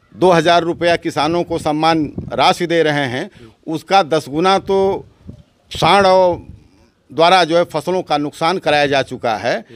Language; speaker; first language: Hindi; native; Hindi